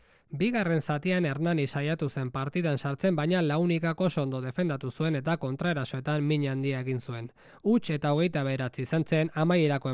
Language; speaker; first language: Basque; native; Basque